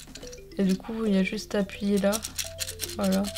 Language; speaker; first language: French; native; French